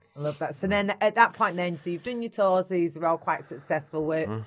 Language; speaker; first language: English; native; English